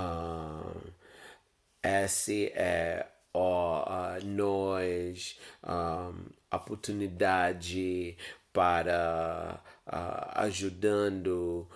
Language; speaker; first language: Portuguese; non-native, learner; English